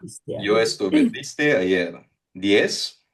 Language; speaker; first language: Spanish; non-native, fluent; Filipino